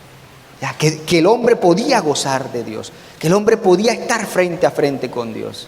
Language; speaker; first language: Spanish; native; Spanish